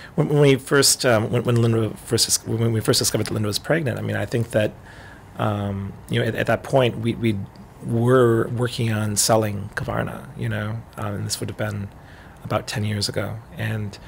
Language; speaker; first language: English; native; English